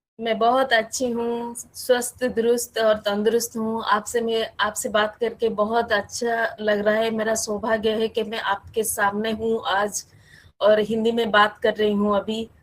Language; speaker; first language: Hindi; non-native, local second language; Odia